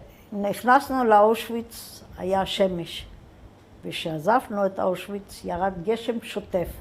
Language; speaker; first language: Hebrew; non-native, fluent; German